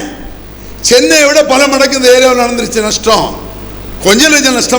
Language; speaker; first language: Tamil; native; Tamil